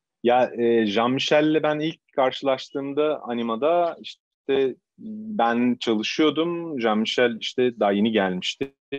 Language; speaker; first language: Turkish; native; Turkish